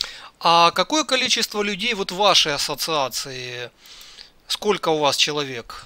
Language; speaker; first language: Russian; native; Russian